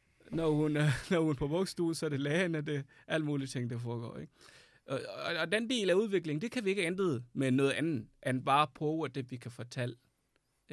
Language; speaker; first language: Danish; non-native, fluent; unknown